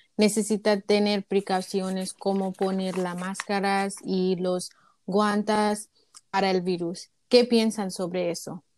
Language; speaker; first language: Spanish; non-native, learner; English